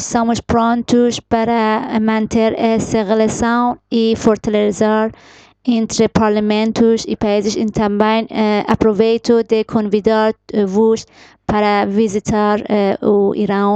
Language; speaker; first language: Portuguese; non-native, fluent; Persian